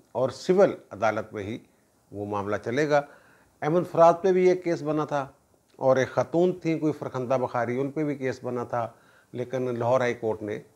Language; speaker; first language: Urdu; non-native, local second language; Punjabi